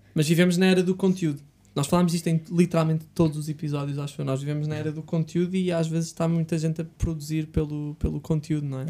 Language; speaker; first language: Portuguese; native; Portuguese